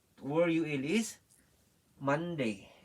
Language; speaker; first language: English; non-native, learner; Filipino